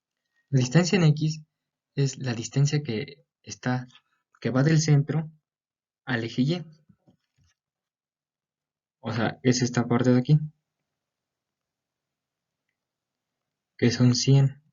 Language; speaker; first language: Spanish; native; Spanish